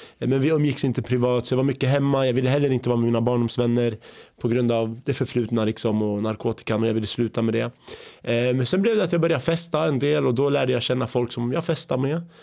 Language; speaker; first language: Swedish; early bilingual, other home language; Arabic